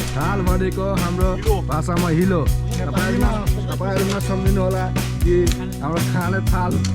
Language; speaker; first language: Nepali; non-native, local second language; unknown